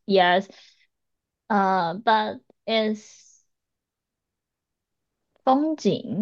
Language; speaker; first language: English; non-native, learner; Chinese